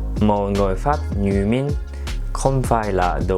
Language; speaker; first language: Vietnamese; non-native, learner; French